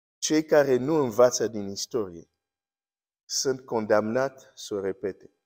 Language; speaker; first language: Romanian; non-native, fluent; English